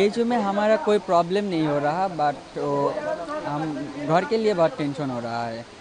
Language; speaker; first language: Hindi; non-native, learner; Bangla